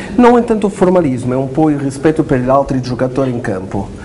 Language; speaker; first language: Italian; non-native, learner; Portuguese